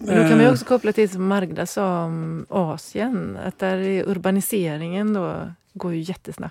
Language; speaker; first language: Swedish; native; Swedish